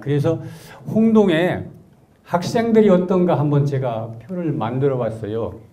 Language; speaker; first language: Korean; native; Korean